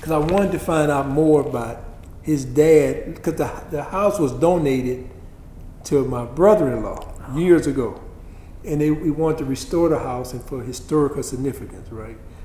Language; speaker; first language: English; native; English